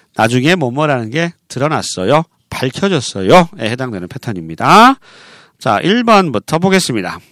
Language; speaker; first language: Korean; native; Korean